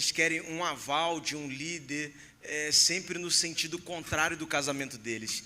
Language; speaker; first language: Portuguese; native; Portuguese